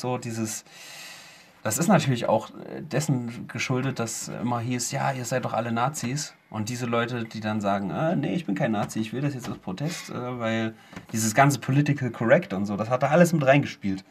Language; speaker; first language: German; native; German